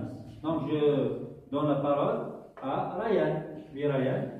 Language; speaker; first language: French; non-native, local second language; Kabyle